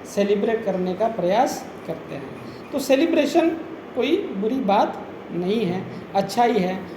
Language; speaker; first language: Hindi; non-native, local second language; Marathi